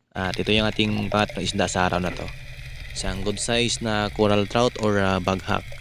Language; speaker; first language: Filipino; non-native, local second language; Cebuano